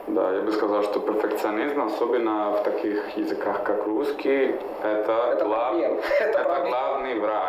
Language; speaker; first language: Russian; non-native, fluent; Italian